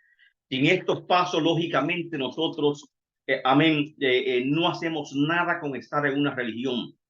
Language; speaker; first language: Spanish; native; Spanish